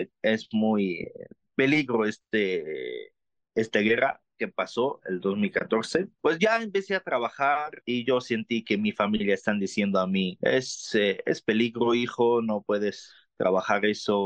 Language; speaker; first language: Spanish; non-native, learner; Arabic